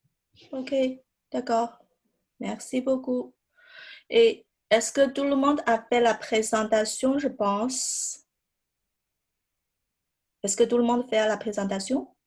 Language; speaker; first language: French; non-native, fluent; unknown